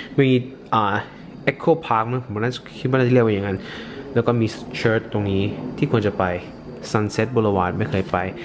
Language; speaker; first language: Thai; native; Thai